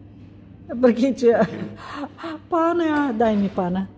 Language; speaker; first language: Italian; non-native, learner; Russian